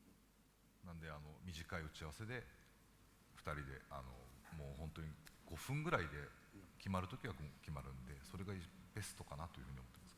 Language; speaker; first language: Japanese; native; Japanese